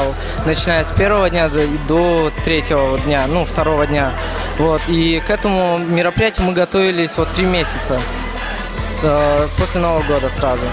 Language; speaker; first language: Russian; non-native, local second language; Tajik